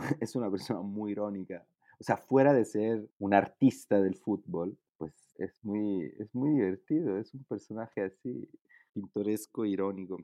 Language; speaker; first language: Spanish; non-native, fluent; Italian